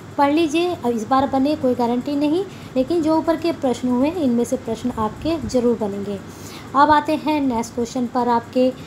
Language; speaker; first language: Hindi; native; Hindi